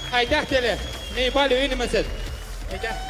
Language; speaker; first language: Estonian; non-native, learner; Georgian